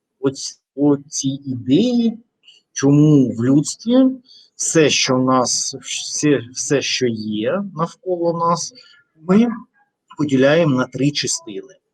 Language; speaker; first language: Ukrainian; non-native, fluent; Russian